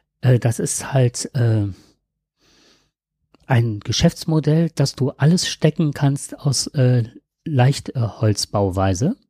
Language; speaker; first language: German; native; German